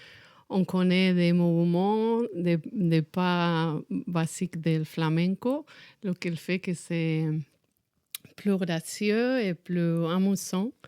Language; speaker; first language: French; non-native, fluent; Spanish